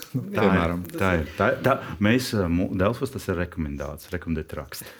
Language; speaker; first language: Latvian; non-native, local second language; Russian